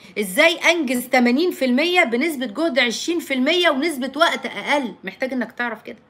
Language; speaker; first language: Arabic; native; Arabic